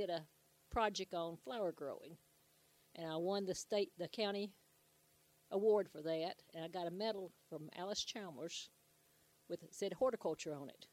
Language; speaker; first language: English; native; English